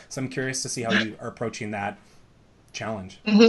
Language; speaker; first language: English; native; English